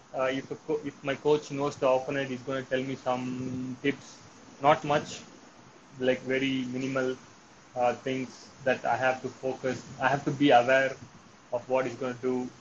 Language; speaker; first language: English; non-native, local second language; Tamil